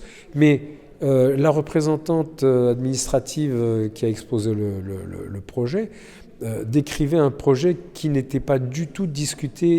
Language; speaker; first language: French; native; French